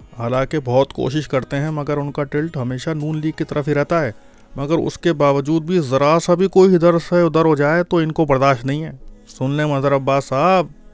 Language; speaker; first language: Urdu; native; Urdu